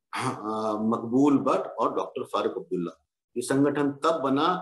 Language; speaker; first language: Hindi; native; Hindi